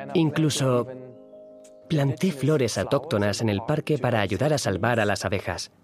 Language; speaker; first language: Spanish; non-native, fluent; German